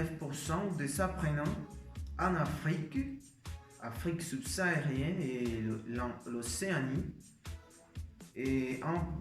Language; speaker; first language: French; non-native, learner; Spanish